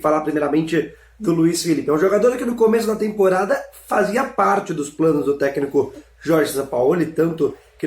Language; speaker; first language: Portuguese; native; Portuguese